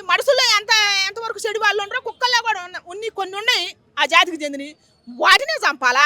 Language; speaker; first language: Telugu; native; Telugu